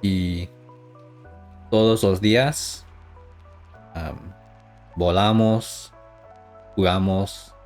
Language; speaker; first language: Spanish; non-native, learner; English